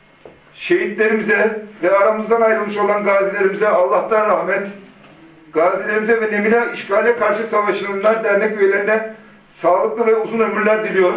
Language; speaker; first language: Turkish; native; Turkish